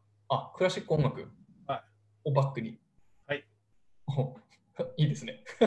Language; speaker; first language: Japanese; native; Japanese